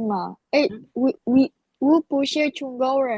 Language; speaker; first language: Chinese; non-native, learner; Indonesian